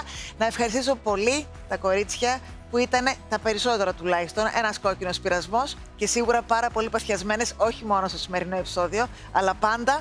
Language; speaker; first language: Greek; native; Greek